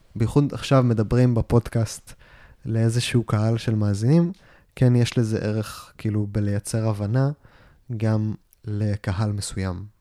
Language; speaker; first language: Hebrew; native; Hebrew